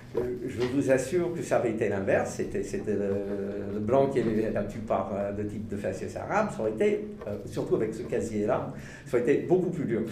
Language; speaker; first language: French; non-native, fluent; English